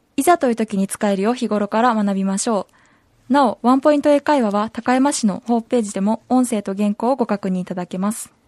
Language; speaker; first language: Japanese; native; Japanese